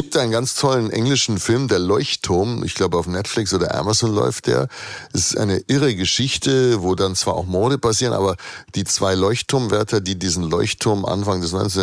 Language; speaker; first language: German; native; German